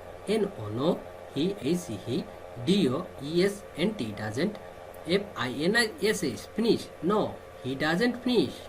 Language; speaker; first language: English; non-native, fluent; Bangla